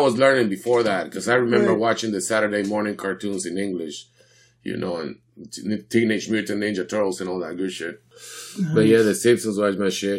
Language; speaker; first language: English; non-native, fluent; Spanish